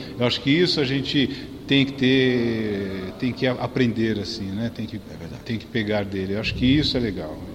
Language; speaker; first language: Portuguese; native; Portuguese